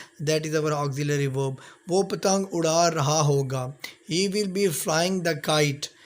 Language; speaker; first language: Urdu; native; Urdu